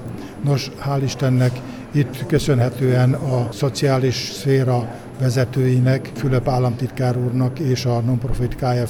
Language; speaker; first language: Hungarian; native; Hungarian